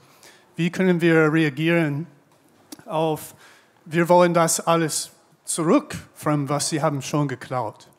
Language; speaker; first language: German; non-native, fluent; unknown